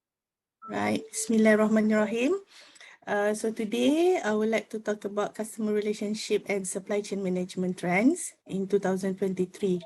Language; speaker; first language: English; non-native, local second language; Malay